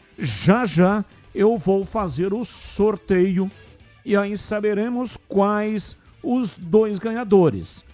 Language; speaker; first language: Portuguese; native; Portuguese